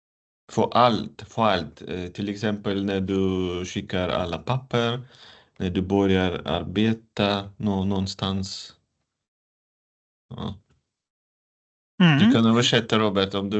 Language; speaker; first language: Swedish; non-native, fluent; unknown